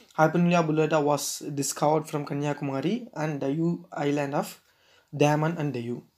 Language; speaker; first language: English; non-native, local second language; Tamil